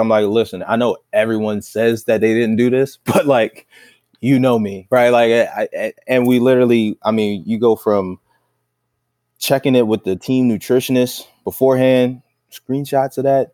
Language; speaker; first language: English; native; English